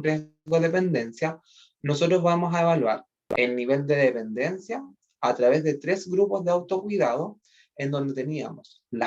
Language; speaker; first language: Spanish; native; Spanish